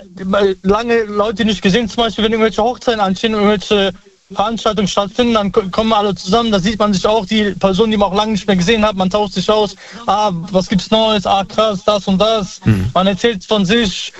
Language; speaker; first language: German; early bilingual, other home language; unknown